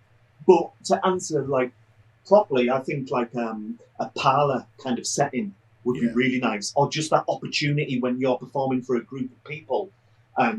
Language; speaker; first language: English; native; English